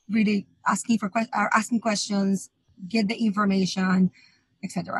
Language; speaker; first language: English; non-native, fluent; Spanish